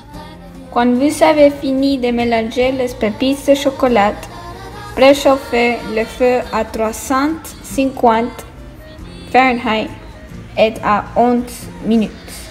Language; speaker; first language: French; non-native, learner; English